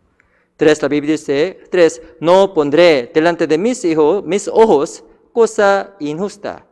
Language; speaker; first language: Spanish; non-native, fluent; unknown